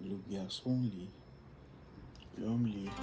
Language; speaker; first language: French; non-native, learner; English